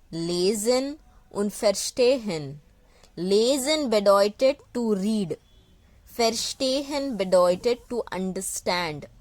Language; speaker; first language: German; non-native, fluent; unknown